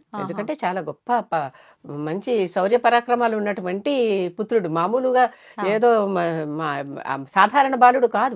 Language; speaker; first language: Telugu; native; Telugu